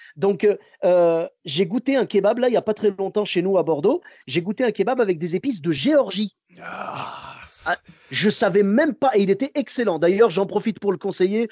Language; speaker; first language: French; early bilingual, other home language; Arabic